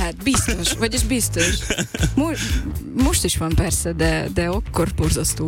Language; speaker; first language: Hungarian; non-native, learner; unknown